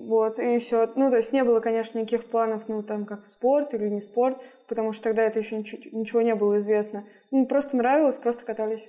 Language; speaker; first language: Russian; native; Russian